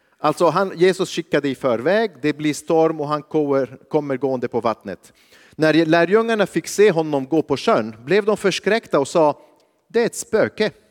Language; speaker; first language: Swedish; non-native, fluent; Arabic